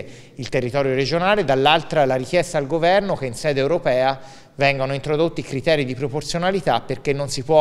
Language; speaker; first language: Italian; native; Italian